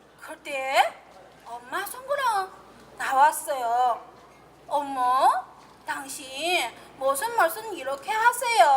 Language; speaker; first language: Korean; non-native, learner; Chinese